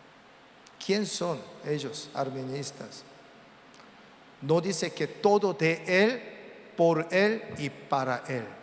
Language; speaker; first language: Spanish; non-native, learner; Korean